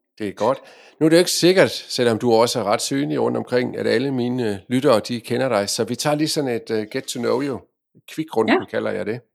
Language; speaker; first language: Danish; native; Danish